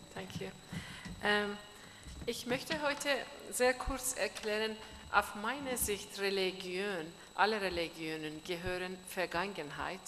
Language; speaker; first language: German; non-native, learner; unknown